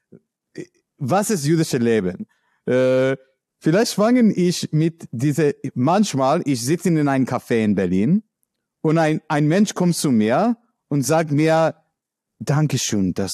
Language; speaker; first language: German; non-native, learner; English